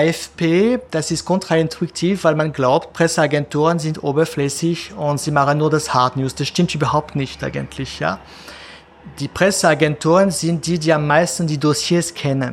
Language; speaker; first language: German; non-native, fluent; French